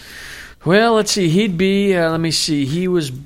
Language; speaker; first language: English; native; English